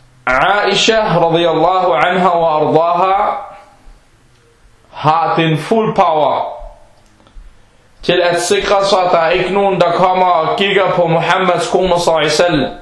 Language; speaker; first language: Danish; non-native, fluent; Arabic